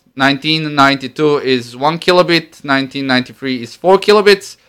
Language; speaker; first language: English; non-native, fluent; Croatian